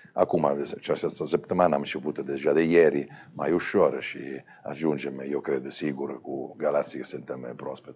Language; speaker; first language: Romanian; non-native, fluent; Italian